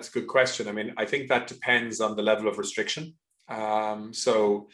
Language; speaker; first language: English; native; English